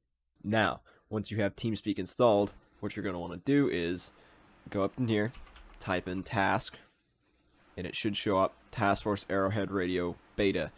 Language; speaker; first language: English; native; English